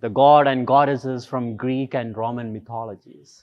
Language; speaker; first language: English; non-native, local second language; Malayalam